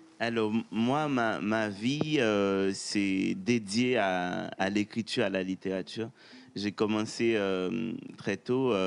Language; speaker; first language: French; non-native, local second language; Haitian Creole